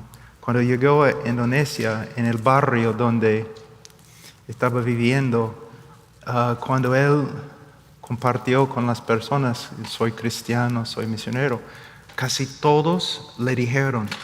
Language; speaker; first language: Spanish; non-native, fluent; English